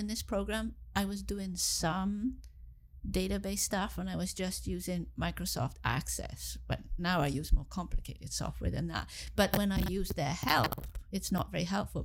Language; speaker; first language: English; native; English